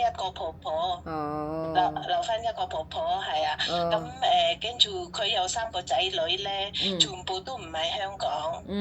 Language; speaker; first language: Cantonese; non-native, fluent; Javanese